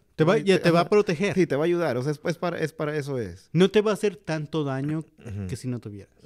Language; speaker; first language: Spanish; early bilingual, heritage; Spanish